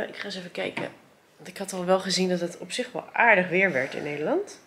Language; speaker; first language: Dutch; native; Dutch